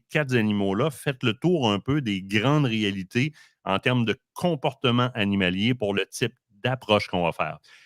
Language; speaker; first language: French; native; French